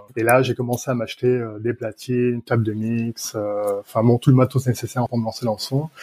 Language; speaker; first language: French; native; French